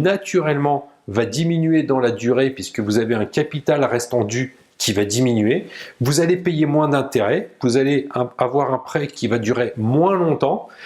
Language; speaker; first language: French; native; French